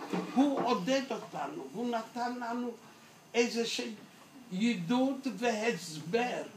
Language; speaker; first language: Hebrew; non-native, fluent; Yiddish